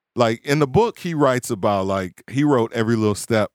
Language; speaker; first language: English; native; English